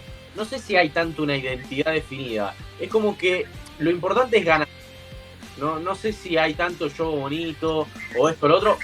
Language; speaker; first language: Spanish; native; Spanish